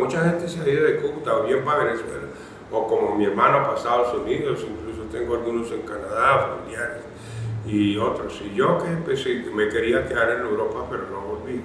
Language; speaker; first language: Spanish; native; Spanish